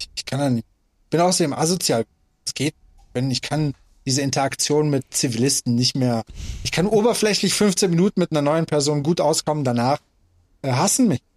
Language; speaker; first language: German; early bilingual, other home language; Persian